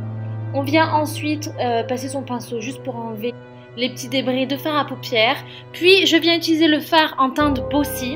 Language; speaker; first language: French; native; French